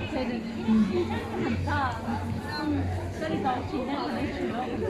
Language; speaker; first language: Chinese; non-native, learner; Urdu